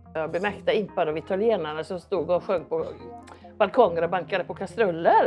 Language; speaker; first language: Swedish; native; Swedish